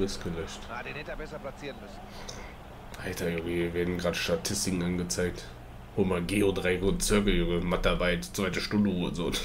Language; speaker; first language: German; native; German